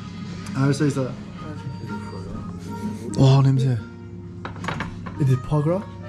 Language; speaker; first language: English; non-native, learner; Korean